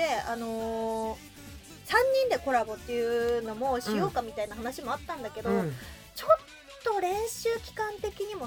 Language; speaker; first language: Japanese; native; Japanese